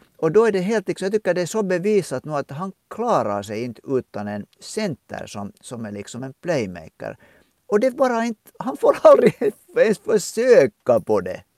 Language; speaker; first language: Swedish; native; Swedish